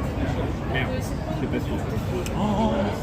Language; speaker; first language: French; non-native, learner; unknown